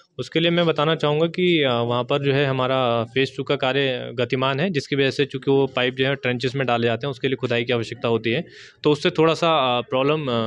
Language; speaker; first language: Hindi; native; Hindi